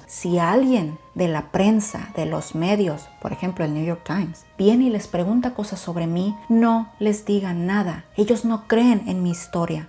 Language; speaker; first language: Spanish; native; Spanish